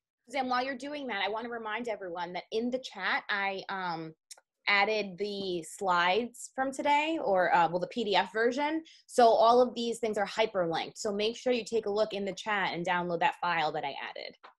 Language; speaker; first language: English; native; English